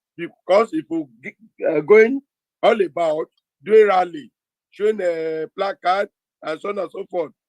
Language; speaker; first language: English; non-native, local second language; Yoruba